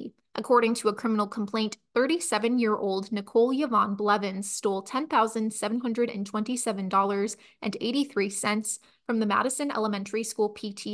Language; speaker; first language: English; native; English